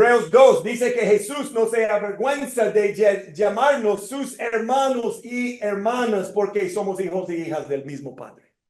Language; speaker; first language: Spanish; non-native, fluent; English